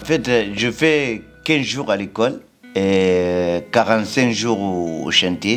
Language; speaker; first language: French; non-native, learner; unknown